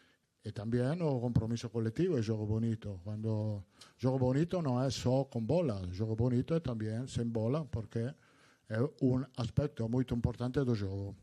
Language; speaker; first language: Spanish; non-native, learner; Italian